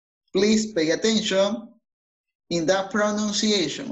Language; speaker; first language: English; non-native, fluent; Spanish